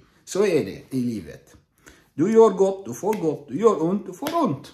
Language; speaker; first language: Swedish; non-native, fluent; Arabic